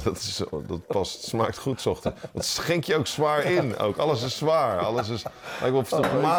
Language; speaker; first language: Dutch; native; Dutch